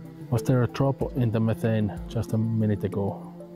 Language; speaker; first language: English; non-native, fluent; Finnish